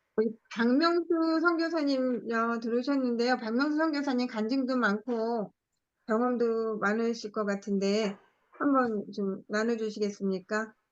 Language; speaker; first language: Korean; native; Korean